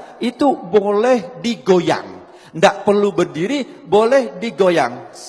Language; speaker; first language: Indonesian; non-native, local second language; Javanese